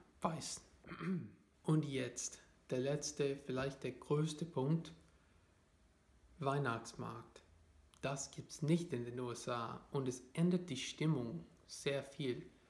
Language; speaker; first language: German; non-native, fluent; English